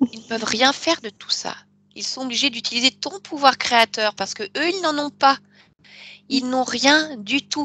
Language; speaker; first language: French; native; French